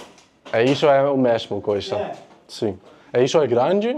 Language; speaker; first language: Portuguese; non-native, learner; English